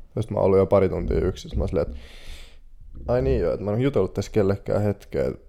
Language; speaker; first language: Finnish; native; Finnish